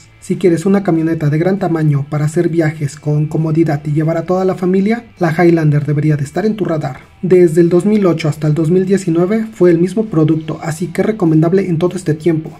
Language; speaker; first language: Spanish; native; Spanish